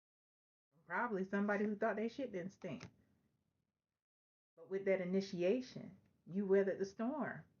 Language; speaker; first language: English; native; English